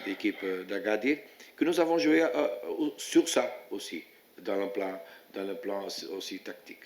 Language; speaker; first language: French; non-native, fluent; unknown